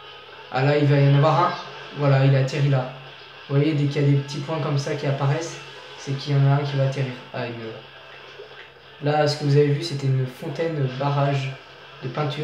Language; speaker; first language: French; native; French